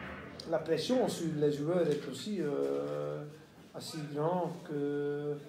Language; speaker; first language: French; non-native, local second language; Dutch